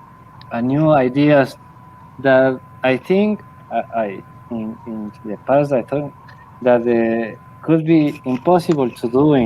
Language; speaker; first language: English; non-native, learner; Spanish